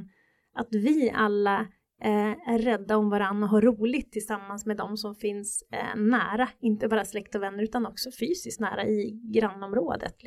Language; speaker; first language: Swedish; native; Swedish